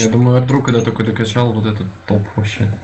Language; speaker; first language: Russian; native; Russian